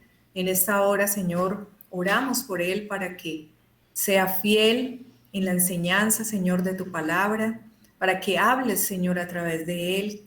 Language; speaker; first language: Spanish; native; Spanish